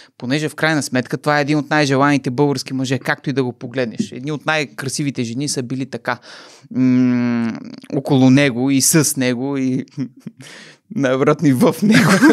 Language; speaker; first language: Bulgarian; native; Bulgarian